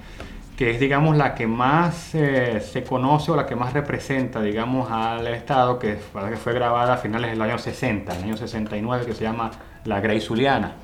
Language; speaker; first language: Spanish; native; Spanish